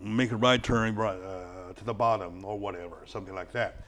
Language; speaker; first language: English; non-native, fluent; Chinese